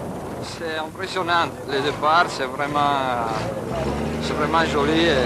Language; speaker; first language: French; non-native, fluent; Italian